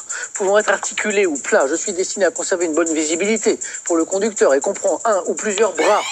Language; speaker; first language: French; native; French